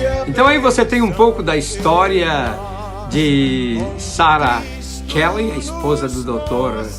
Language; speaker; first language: Portuguese; native; Portuguese